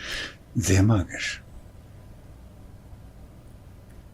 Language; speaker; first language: German; native; German